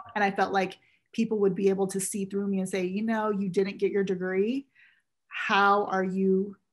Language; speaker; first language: English; native; English